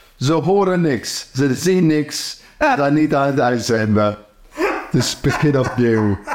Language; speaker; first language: Dutch; non-native, fluent; English